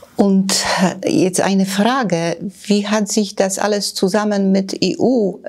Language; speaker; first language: German; non-native, fluent; Polish